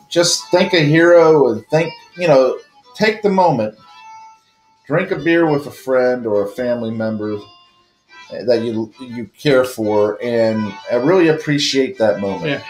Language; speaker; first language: English; native; English